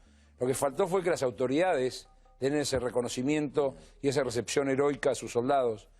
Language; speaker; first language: Spanish; native; Spanish